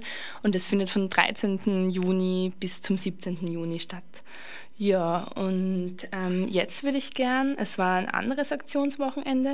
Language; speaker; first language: German; native; German